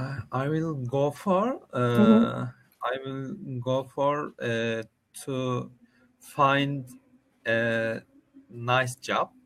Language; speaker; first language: English; non-native, learner; Turkish